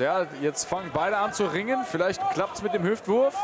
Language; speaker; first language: German; native; German